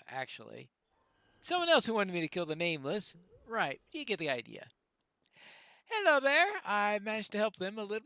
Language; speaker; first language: English; native; English